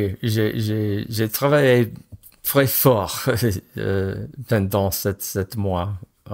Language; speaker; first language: French; non-native, fluent; English